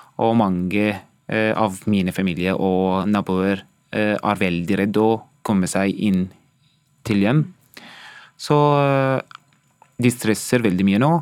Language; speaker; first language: Norwegian; non-native, learner; Arabic